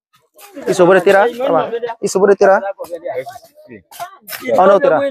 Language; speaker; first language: Portuguese; non-native, learner; Vietnamese